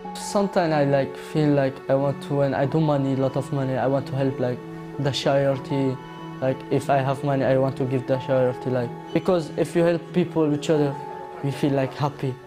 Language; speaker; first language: English; early bilingual, other home language; Arabic